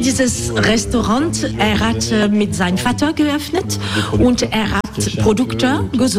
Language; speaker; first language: German; non-native, learner; French